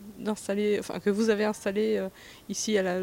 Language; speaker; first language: French; native; French